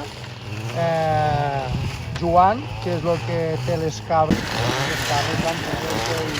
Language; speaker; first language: Catalan; native; Catalan